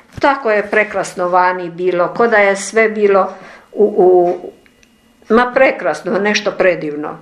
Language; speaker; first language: Serbian; non-native, local second language; Ukrainian